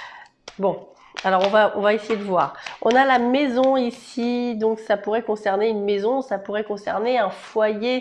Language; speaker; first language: French; native; French